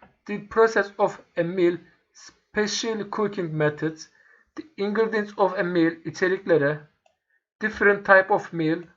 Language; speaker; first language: English; non-native, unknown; Turkish